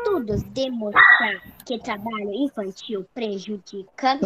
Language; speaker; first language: Portuguese; native; Portuguese